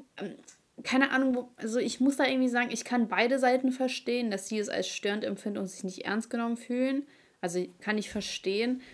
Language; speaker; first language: German; early bilingual, other home language; Ukrainian